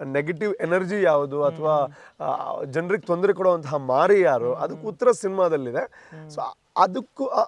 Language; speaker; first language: Kannada; non-native, local second language; Tulu